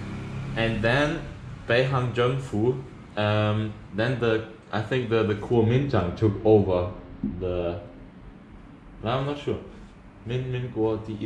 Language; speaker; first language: English; non-native, fluent; German